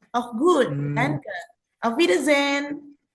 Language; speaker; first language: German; non-native, learner; Indonesian